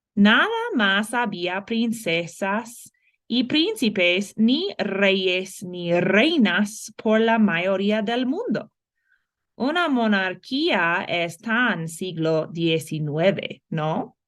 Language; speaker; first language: Spanish; non-native, fluent; English